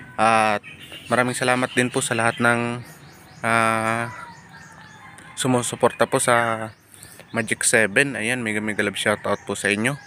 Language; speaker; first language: Filipino; non-native, local second language; Masbatenyo